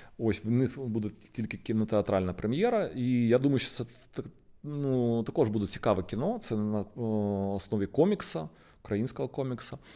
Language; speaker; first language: Ukrainian; non-native, local second language; Russian